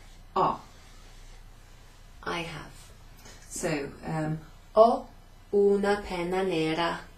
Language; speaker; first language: Italian; non-native, fluent; English